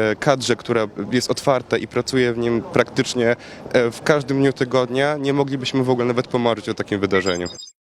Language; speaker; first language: Polish; native; Polish